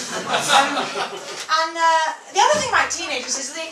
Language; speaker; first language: English; native; English